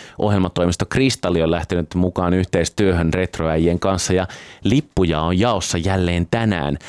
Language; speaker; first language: Finnish; native; Finnish